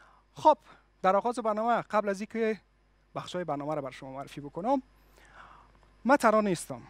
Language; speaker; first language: Persian; native; Persian